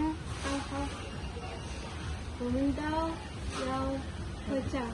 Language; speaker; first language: Chinese; non-native, learner; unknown